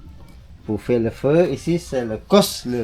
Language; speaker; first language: French; non-native, learner; Khmer